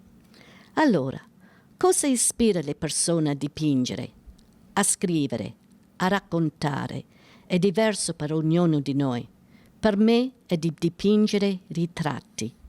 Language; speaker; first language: Italian; early bilingual, heritage; Italian